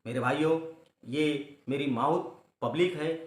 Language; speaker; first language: Hindi; non-native, local second language; Marathi